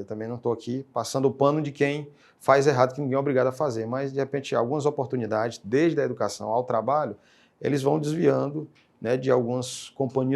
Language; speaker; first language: Portuguese; native; Portuguese